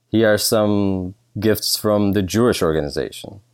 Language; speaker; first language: English; early bilingual, other home language; Russian